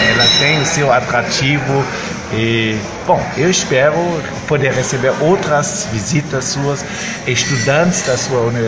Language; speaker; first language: Portuguese; non-native, fluent; German